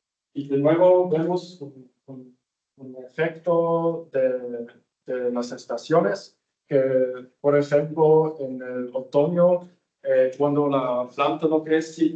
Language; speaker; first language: Spanish; non-native, fluent; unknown